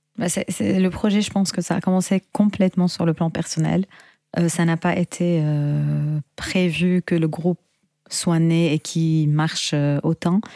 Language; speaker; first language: French; non-native, fluent; Arabic